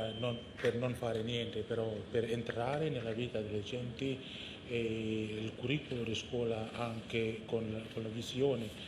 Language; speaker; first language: Italian; non-native, fluent; Indonesian